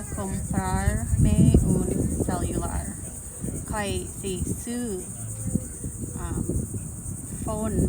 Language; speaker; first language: Spanish; non-native, learner; Lao